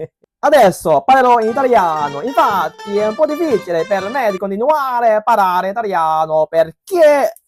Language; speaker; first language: Italian; non-native, fluent; Cantonese